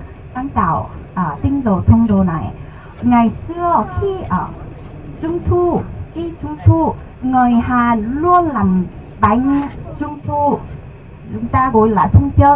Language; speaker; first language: Vietnamese; non-native, learner; Korean